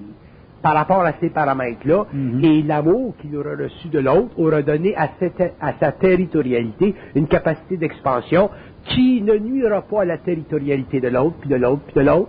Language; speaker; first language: French; native; French